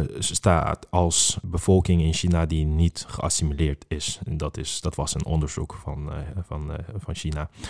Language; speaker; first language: Dutch; non-native, fluent; Uyghur